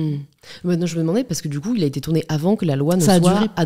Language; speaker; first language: French; native; French